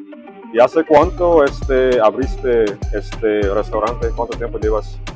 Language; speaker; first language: Spanish; non-native, learner; English